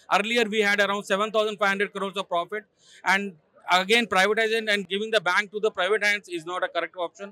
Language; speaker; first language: English; non-native, local second language; Telugu